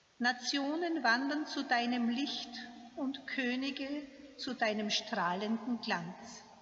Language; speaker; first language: German; native; German